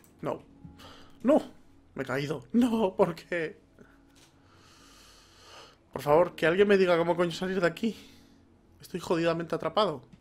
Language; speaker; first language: Spanish; native; Spanish